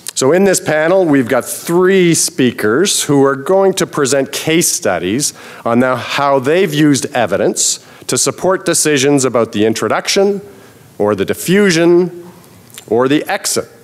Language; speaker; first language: English; native; English